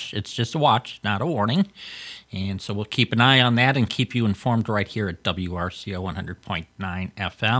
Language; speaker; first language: English; native; English